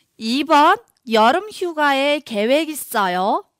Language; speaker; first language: Korean; non-native, fluent; Mongolian